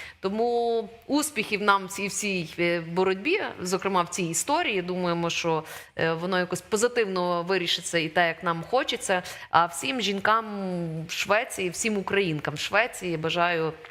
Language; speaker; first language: Ukrainian; native; Ukrainian